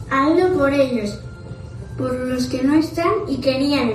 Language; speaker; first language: Spanish; native; Spanish